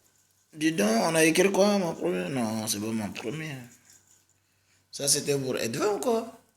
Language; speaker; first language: French; native; French